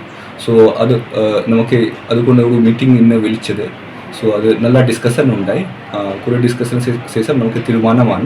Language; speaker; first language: Malayalam; non-native, learner; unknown